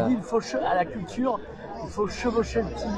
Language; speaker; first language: French; native; French